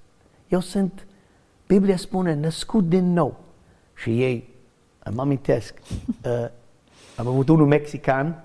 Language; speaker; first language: Romanian; non-native, learner; English